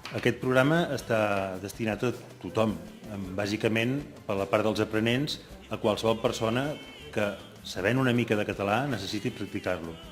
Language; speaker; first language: Catalan; native; Catalan